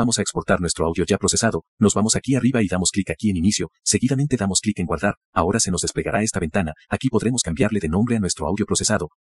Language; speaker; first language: Spanish; native; Spanish